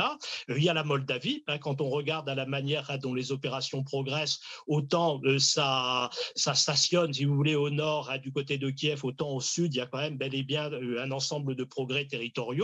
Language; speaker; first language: French; native; French